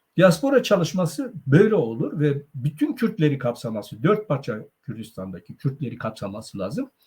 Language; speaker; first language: Turkish; non-native, local second language; Zaza